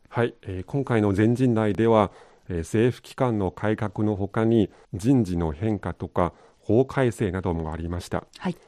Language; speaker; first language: Japanese; non-native, fluent; Chinese